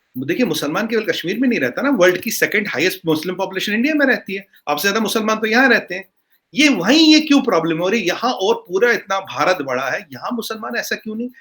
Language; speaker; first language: Hindi; non-native, local second language; Kashmiri